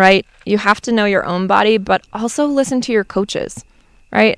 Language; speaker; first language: English; native; English